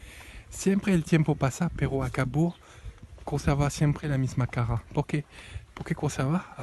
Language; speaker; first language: Spanish; non-native, learner; French